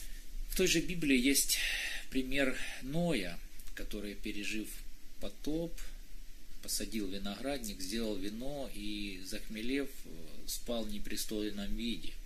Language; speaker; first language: Russian; native; Russian